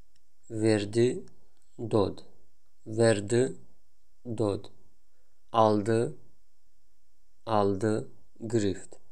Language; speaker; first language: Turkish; non-native, learner; Tajik